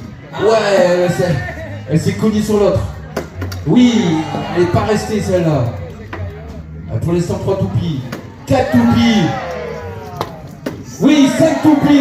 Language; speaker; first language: French; native; French